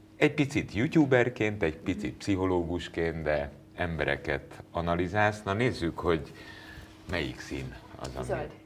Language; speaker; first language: Hungarian; native; Hungarian